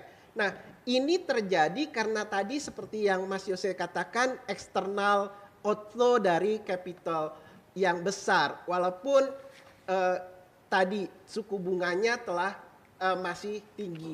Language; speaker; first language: Indonesian; native; Indonesian